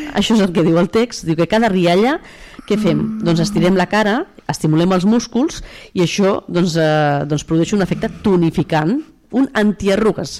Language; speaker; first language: Catalan; native; Catalan